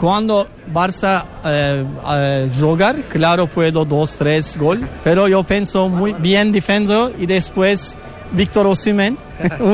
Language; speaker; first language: Spanish; non-native, learner; Turkish